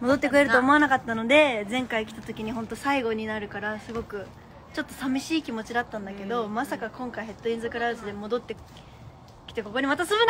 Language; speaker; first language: Japanese; native; Japanese